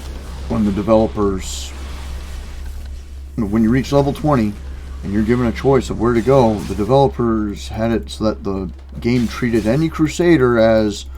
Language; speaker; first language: English; native; English